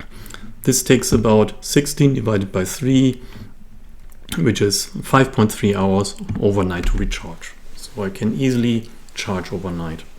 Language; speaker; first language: English; non-native, fluent; German